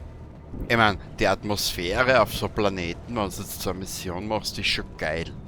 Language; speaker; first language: German; native; German